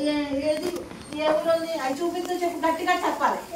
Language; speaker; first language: Telugu; native; Telugu